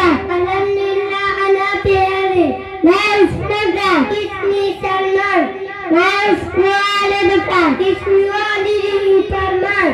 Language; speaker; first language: Arabic; non-native, learner; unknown